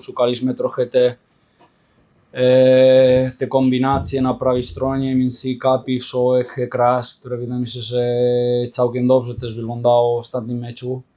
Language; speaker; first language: Polish; non-native, fluent; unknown